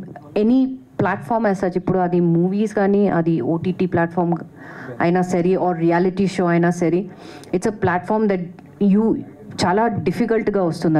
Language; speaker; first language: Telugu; non-native, fluent; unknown